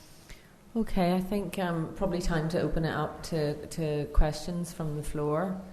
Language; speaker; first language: English; native; English